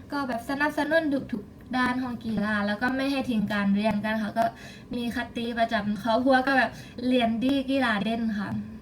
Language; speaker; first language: Thai; native; Thai